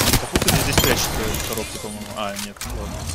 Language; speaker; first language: Russian; native; Russian